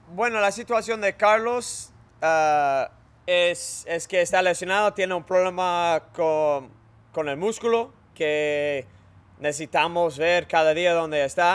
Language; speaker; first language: Spanish; non-native, fluent; English